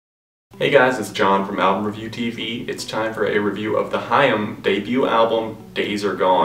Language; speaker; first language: English; native; English